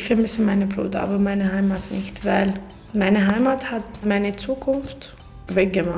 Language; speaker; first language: German; non-native, learner; Arabic